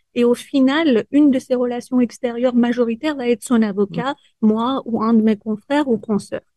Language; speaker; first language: French; early bilingual, other home language; Persian